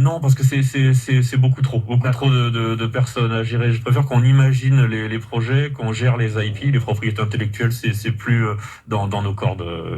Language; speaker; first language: French; native; French